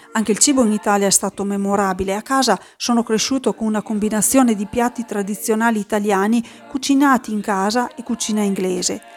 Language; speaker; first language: Italian; native; Italian